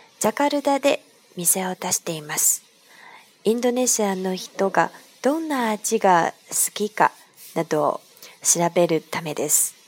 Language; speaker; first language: Japanese; non-native, fluent; Chinese